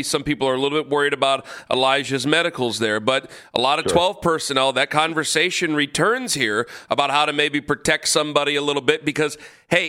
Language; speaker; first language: English; native; English